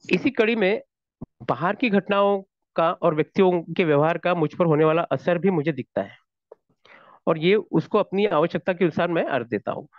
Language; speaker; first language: Hindi; non-native, local second language; Marathi